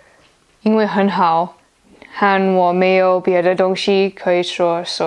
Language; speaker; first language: Chinese; non-native, learner; English